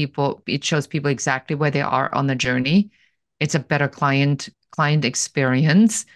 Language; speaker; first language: English; non-native, fluent; German